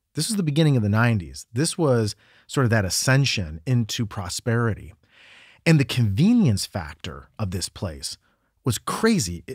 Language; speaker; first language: English; native; English